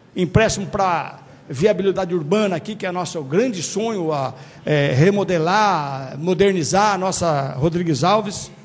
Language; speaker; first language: Portuguese; native; Portuguese